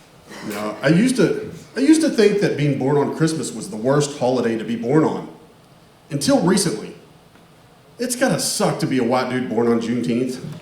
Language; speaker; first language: English; native; English